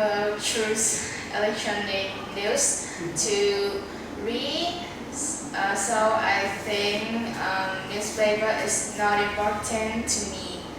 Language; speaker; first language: English; non-native, learner; Vietnamese